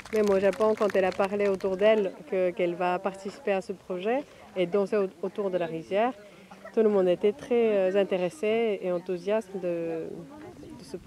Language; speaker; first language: French; non-native, fluent; Japanese